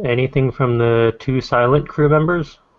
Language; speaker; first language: English; native; English